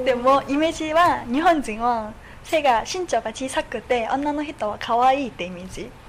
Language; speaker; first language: Japanese; non-native, fluent; Chinese